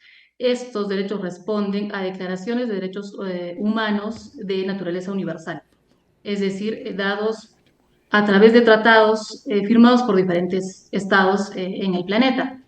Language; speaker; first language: Spanish; native; Spanish